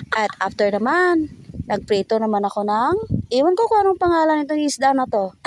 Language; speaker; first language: Filipino; non-native, local second language; Cebuano